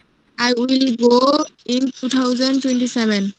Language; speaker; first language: English; non-native, learner; Bangla